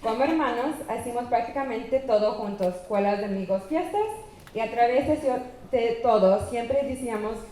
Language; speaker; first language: Spanish; early bilingual, other home language; English